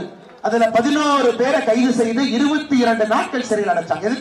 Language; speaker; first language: Tamil; native; Tamil